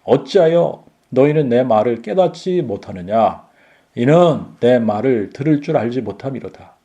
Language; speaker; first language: Korean; native; Korean